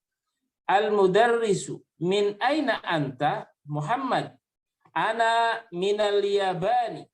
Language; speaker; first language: Arabic; non-native, fluent; Indonesian